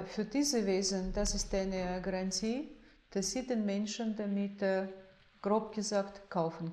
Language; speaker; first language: German; non-native, fluent; Russian